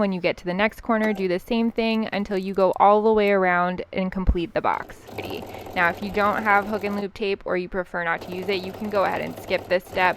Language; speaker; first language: English; native; English